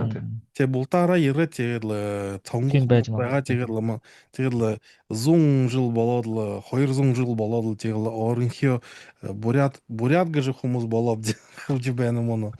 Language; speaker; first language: Mongolian; non-native, learner; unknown